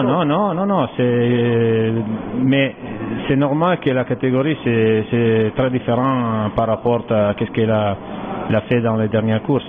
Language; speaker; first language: French; non-native, learner; Italian